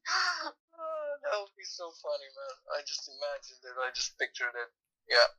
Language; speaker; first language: English; non-native, fluent; Romanian